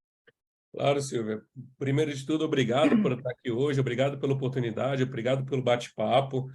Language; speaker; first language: Portuguese; native; Portuguese